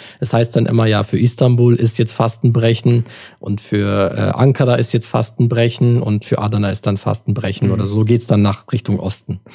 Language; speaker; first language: German; early bilingual, other home language; Turkish